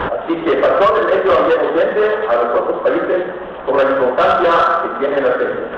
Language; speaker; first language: Spanish; non-native, fluent; Hebrew